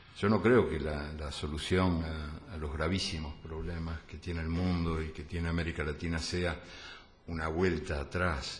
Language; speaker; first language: Spanish; native; Spanish